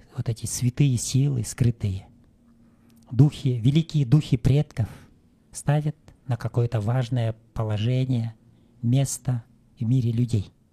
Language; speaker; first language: Russian; non-native, local second language; Kyrgyz